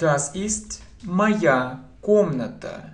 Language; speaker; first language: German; non-native, fluent; Russian